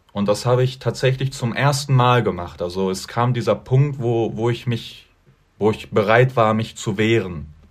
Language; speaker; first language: German; native; German